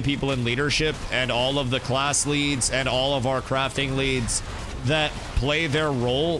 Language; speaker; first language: English; native; English